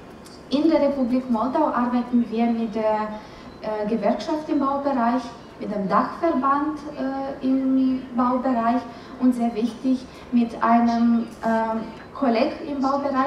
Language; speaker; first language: German; non-native, fluent; Romanian